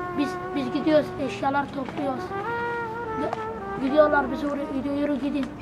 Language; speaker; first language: Turkish; non-native, learner; Arabic